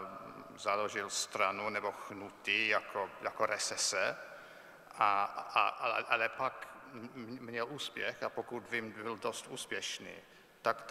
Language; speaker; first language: Czech; non-native, fluent; English